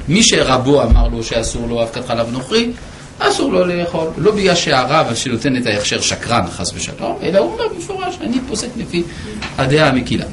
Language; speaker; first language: Hebrew; non-native, fluent; French